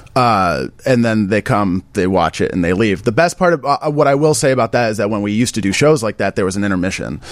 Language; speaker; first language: English; native; English